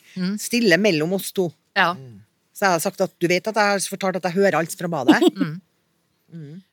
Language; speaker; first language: Norwegian; native; Norwegian